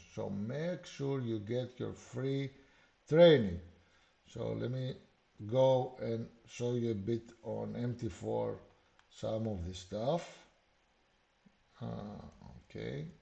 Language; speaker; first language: English; non-native, fluent; Greek